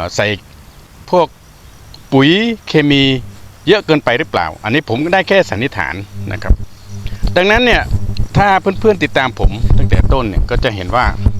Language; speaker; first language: Thai; non-native, local second language; Khmer